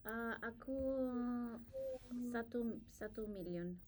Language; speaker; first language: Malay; non-native, learner; English